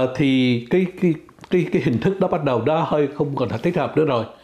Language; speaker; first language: Vietnamese; native; Vietnamese